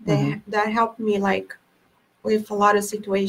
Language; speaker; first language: English; non-native, learner; Portuguese